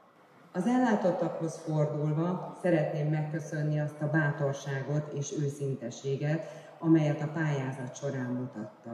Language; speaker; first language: Hungarian; native; Hungarian